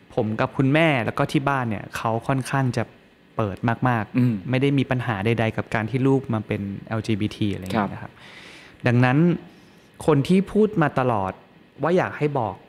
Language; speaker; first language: Thai; native; Thai